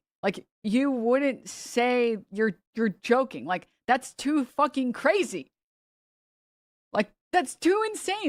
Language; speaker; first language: English; native; English